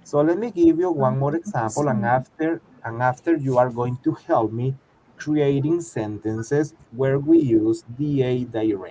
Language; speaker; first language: English; non-native, fluent; Spanish